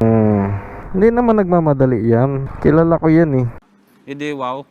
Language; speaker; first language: Filipino; native; Filipino